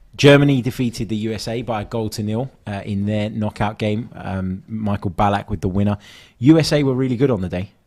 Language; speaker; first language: English; native; English